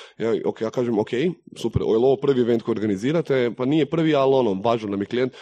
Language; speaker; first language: Croatian; native; Croatian